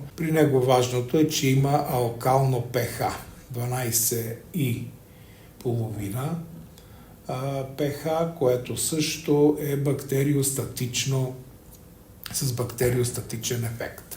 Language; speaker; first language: Bulgarian; native; Bulgarian